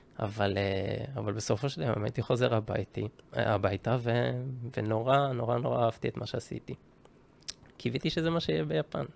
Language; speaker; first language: Hebrew; early bilingual, other home language; Japanese